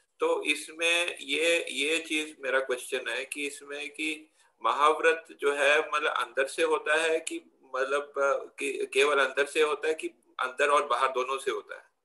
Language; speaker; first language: Hindi; non-native, local second language; Gujarati